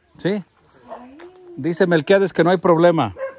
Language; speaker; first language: Spanish; native; Spanish